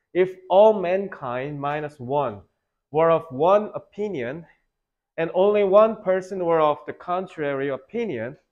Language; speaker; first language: English; non-native, fluent; Korean